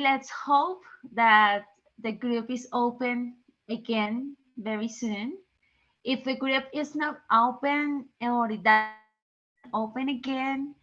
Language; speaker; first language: English; non-native, fluent; Spanish